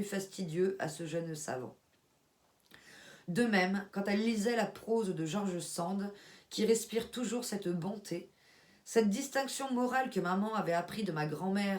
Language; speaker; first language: French; native; French